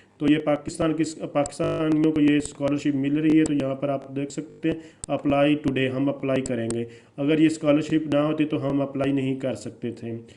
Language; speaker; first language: Urdu; non-native, local second language; Punjabi